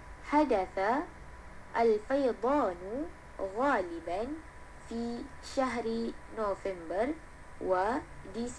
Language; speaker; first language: Arabic; non-native, learner; Malay